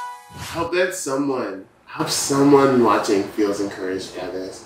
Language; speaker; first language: English; native; English